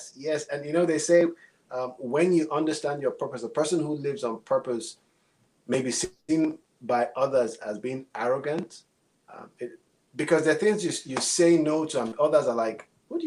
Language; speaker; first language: English; non-native, local second language; Yoruba